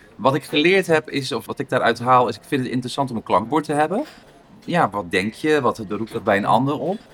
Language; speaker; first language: Dutch; native; Dutch